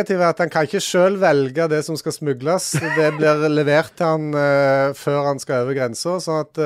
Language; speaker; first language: Norwegian; native; Norwegian